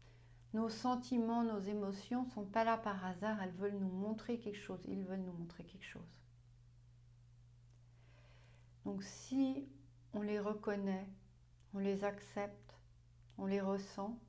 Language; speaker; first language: French; non-native, fluent; German